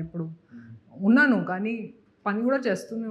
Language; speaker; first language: Telugu; non-native, fluent; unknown